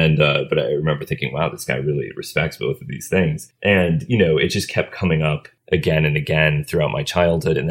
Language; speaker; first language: English; native; English